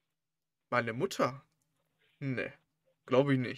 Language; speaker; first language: German; native; German